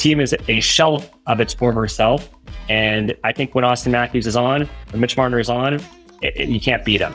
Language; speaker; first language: English; native; English